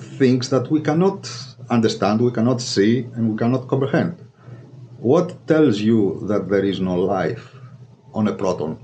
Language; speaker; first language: English; non-native, fluent; Greek